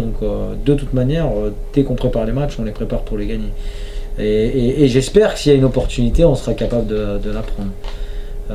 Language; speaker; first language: French; native; French